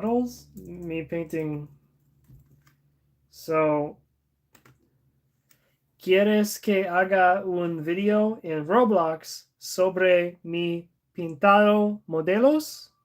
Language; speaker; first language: Spanish; non-native, learner; English